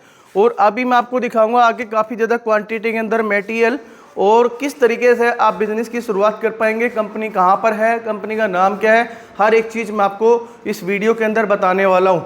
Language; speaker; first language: Hindi; native; Hindi